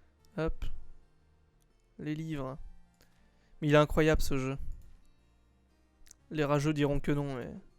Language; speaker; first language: French; native; French